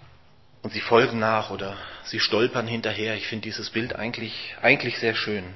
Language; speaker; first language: German; native; German